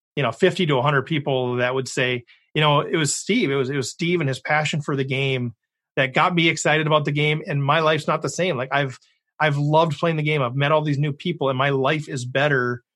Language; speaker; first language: English; native; English